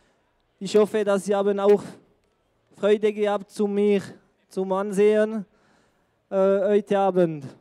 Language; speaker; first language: German; non-native, local second language; French